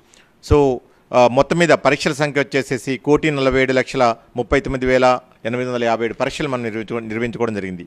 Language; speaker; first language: Telugu; native; Telugu